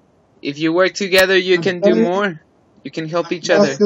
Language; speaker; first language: English; non-native, fluent; Spanish